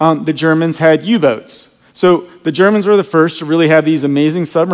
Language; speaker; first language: English; native; English